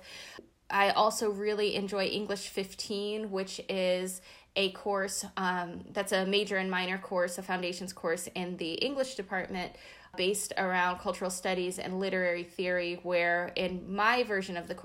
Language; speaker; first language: English; native; English